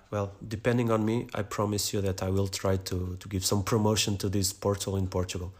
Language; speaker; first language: English; non-native, fluent; Portuguese